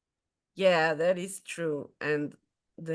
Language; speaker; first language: English; non-native, fluent; Spanish